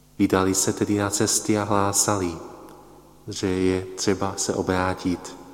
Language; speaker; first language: Czech; non-native, fluent; Polish